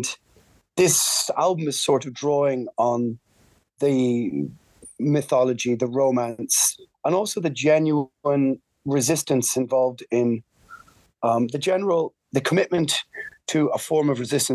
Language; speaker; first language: English; native; English